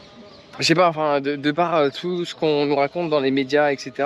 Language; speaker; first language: French; native; French